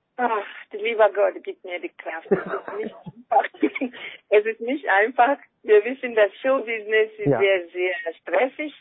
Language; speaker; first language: German; non-native, fluent; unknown